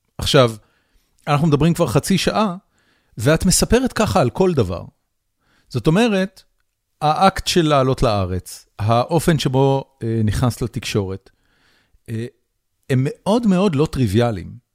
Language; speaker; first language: Hebrew; native; Hebrew